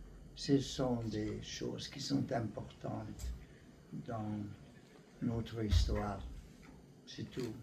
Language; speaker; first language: French; non-native, learner; Hungarian